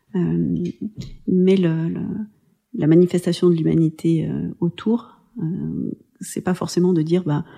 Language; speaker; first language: French; native; French